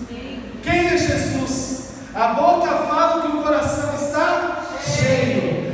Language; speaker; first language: Portuguese; native; Portuguese